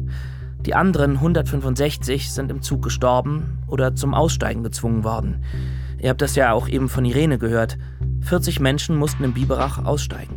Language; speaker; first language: German; native; German